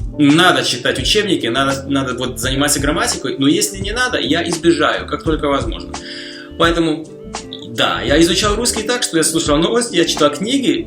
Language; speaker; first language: Russian; non-native, fluent; Slovak